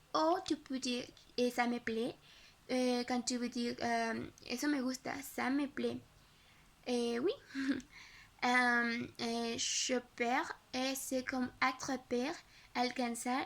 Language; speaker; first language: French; non-native, learner; Spanish